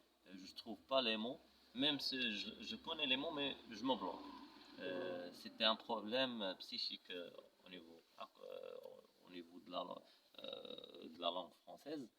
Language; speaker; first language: French; non-native, local second language; Arabic